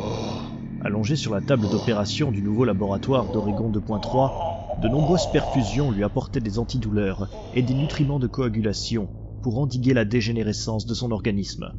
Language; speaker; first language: French; native; French